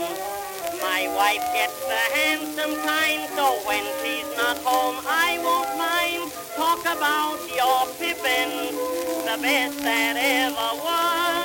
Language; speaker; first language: English; native; English